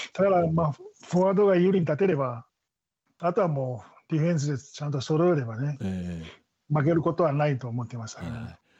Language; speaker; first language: Japanese; non-native, fluent; Tongan